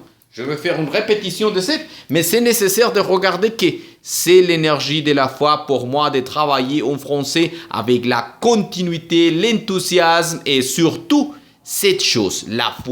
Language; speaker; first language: French; non-native, fluent; Spanish